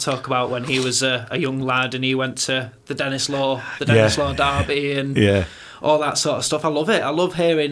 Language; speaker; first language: English; native; English